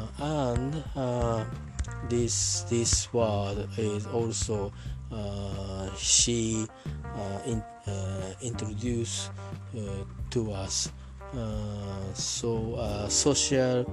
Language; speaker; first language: English; non-native, learner; Japanese